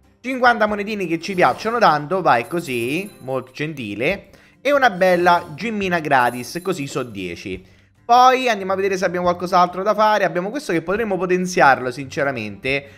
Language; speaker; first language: Italian; native; Italian